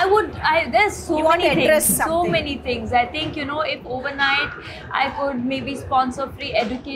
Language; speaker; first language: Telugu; non-native, fluent; Hindi